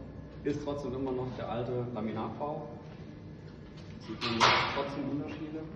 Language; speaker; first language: German; native; German